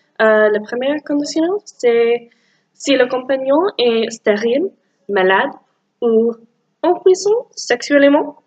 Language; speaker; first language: French; non-native, learner; English